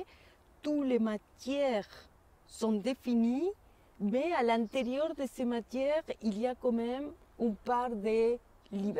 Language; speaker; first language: French; non-native, fluent; Spanish